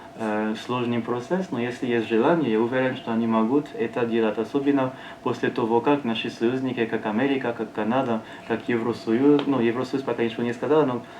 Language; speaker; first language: Russian; non-native, learner; French